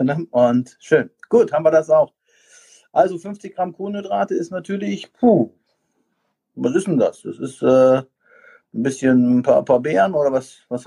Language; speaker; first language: German; native; German